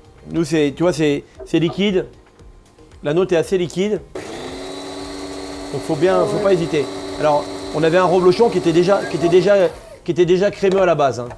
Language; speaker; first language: French; native; French